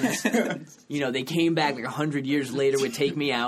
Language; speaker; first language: English; native; English